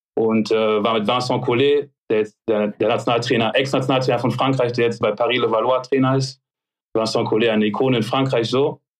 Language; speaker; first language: German; early bilingual, other home language; French